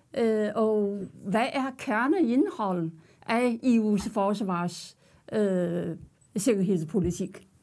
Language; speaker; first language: Danish; non-native, fluent; Chinese